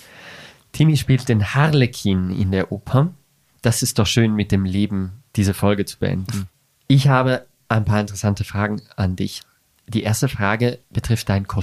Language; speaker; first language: German; native; German